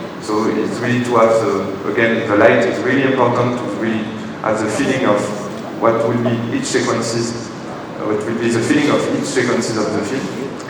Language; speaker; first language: English; non-native, fluent; French